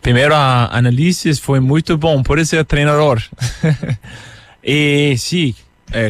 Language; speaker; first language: Portuguese; non-native, fluent; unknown